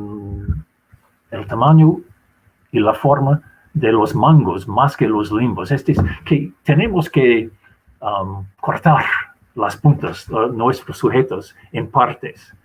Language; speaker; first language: Spanish; non-native, fluent; English